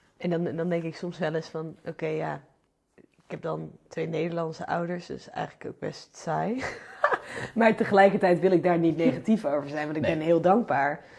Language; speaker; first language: Dutch; native; Dutch